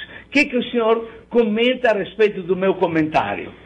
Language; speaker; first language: Portuguese; non-native, fluent; Italian